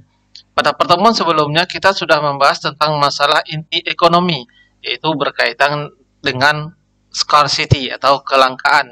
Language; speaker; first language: Indonesian; native; Indonesian